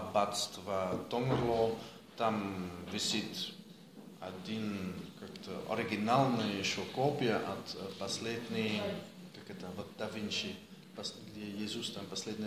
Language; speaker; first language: Russian; non-native, fluent; Dutch